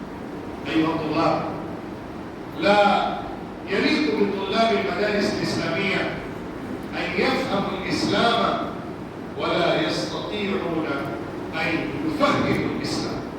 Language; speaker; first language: Arabic; non-native, fluent; Urdu